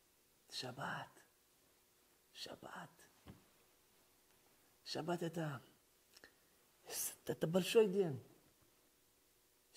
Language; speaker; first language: Russian; early bilingual, heritage; Russian